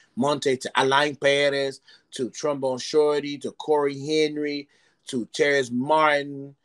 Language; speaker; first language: English; native; English